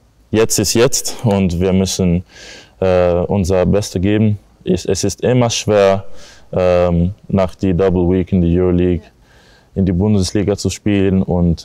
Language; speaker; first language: German; non-native, learner; English